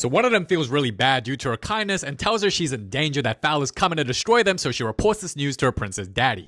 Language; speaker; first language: English; native; English